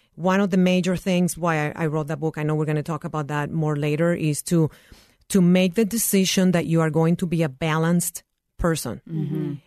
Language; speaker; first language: English; non-native, fluent; Spanish